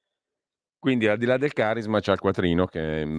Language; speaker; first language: Italian; native; Italian